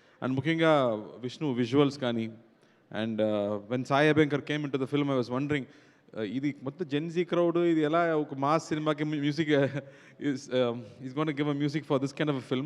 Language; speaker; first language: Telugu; non-native, local second language; Tamil